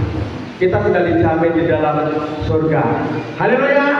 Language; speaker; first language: Indonesian; native; Indonesian